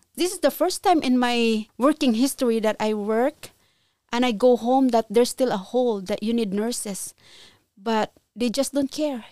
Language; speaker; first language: English; non-native, local second language; Cebuano